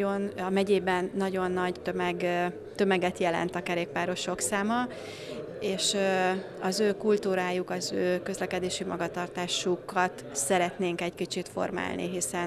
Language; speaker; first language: Hungarian; native; Hungarian